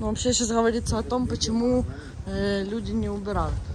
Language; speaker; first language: Russian; non-native, local second language; Ukrainian